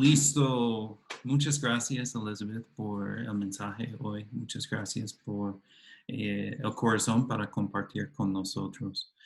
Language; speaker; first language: Spanish; non-native, fluent; English